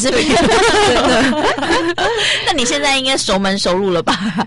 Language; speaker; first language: Chinese; native; Chinese